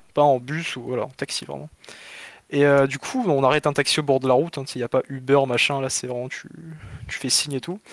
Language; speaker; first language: French; native; French